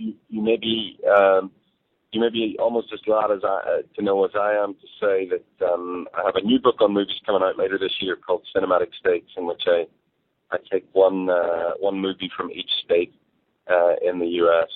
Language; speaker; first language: English; native; English